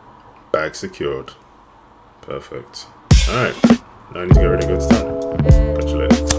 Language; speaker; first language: English; native; English